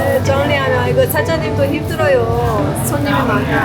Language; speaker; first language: Korean; non-native, learner; Persian